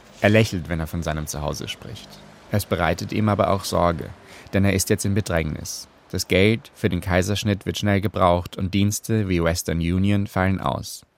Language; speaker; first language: German; native; German